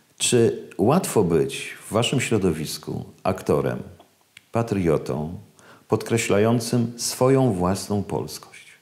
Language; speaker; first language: Polish; native; Polish